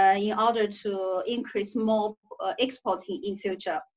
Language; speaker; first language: English; non-native, learner; Chinese